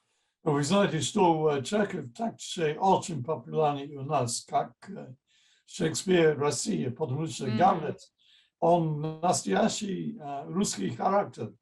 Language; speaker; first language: Russian; non-native, fluent; English